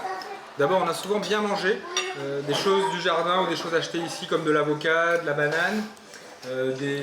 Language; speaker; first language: French; native; French